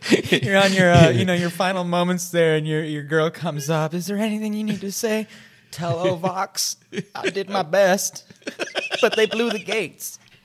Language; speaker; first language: English; native; English